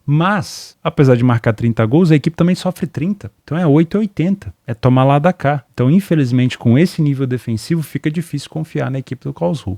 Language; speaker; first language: Portuguese; native; Portuguese